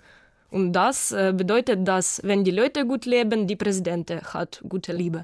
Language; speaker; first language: German; non-native, learner; Ukrainian